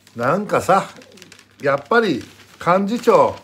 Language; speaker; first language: Japanese; native; Japanese